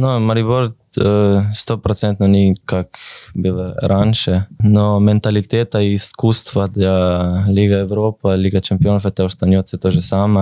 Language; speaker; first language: Russian; non-native, learner; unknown